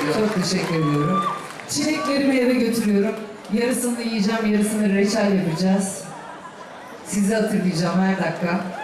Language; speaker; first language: Turkish; native; Turkish